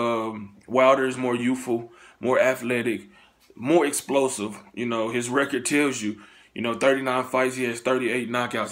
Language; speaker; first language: English; native; English